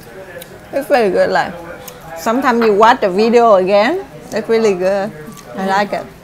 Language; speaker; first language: English; non-native, learner; Vietnamese